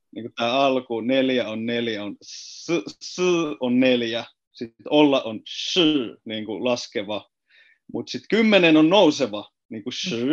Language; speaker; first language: Finnish; native; Finnish